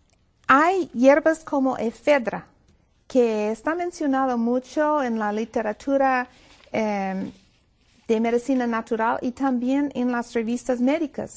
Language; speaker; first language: Spanish; non-native, fluent; English